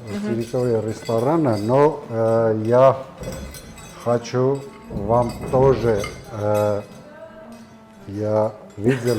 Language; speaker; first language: Russian; non-native, local second language; Armenian